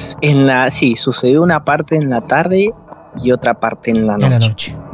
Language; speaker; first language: Spanish; native; Spanish